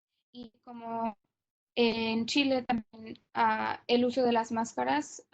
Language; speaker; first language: Spanish; non-native, fluent; English